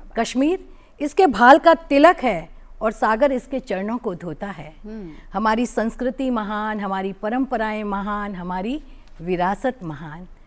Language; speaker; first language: Hindi; native; Hindi